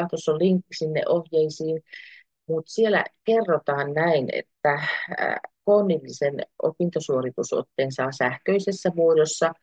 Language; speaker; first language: Finnish; native; Finnish